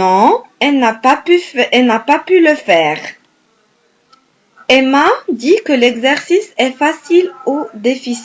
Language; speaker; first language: French; non-native, fluent; Arabic